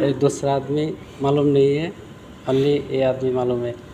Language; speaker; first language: Hindi; non-native, learner; Bangla